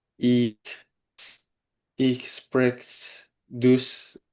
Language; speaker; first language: German; non-native, learner; Indonesian